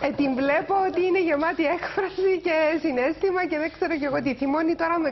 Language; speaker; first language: Greek; native; Greek